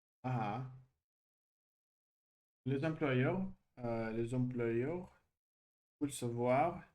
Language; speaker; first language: French; non-native, learner; Russian